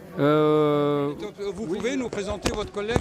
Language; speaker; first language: French; non-native, fluent; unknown